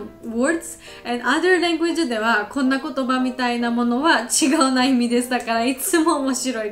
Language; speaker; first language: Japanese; non-native, learner; Georgian